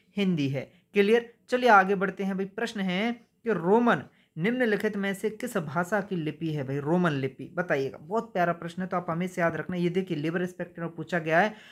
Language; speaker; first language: Hindi; native; Hindi